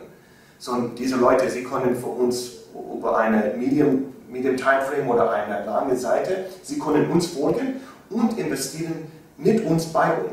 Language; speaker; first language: German; non-native, learner; English